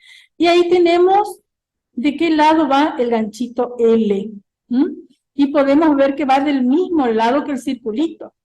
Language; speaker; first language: Spanish; native; Spanish